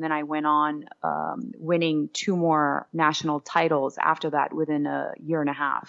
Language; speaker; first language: English; non-native, fluent; Georgian